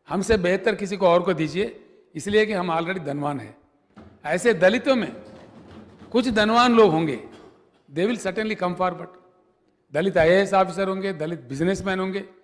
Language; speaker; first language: Hindi; non-native, local second language; Telugu